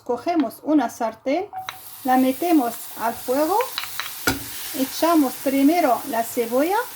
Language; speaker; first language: Spanish; non-native, fluent; Arabic